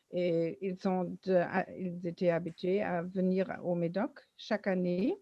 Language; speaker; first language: French; non-native, learner; German